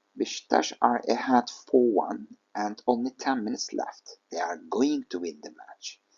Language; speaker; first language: English; non-native, fluent; Turkish